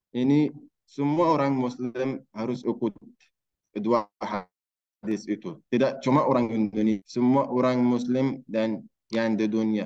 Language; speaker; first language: Indonesian; non-native, learner; Arabic